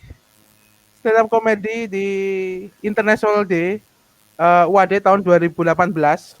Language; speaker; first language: Indonesian; native; Indonesian